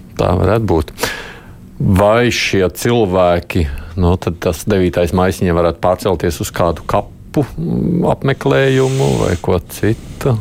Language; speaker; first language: Latvian; native; Latvian